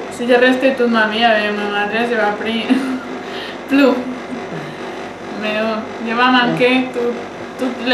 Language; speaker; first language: French; non-native, learner; Spanish